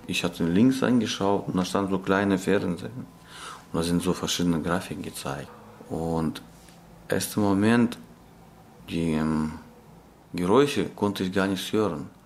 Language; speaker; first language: German; non-native, learner; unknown